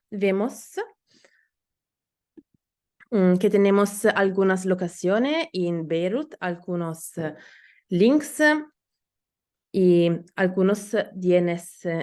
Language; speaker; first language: Spanish; non-native, learner; Italian